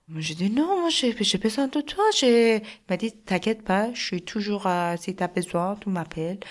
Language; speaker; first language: French; non-native, learner; Persian